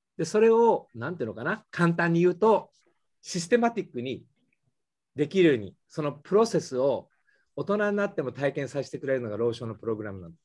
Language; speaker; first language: Japanese; native; Japanese